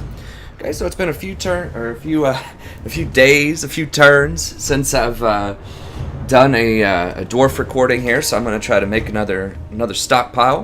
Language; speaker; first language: English; native; English